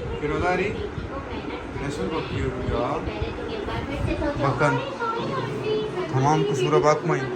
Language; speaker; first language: Turkish; non-native, learner; Urdu